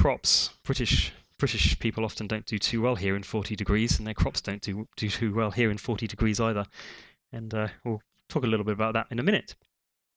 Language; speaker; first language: English; native; English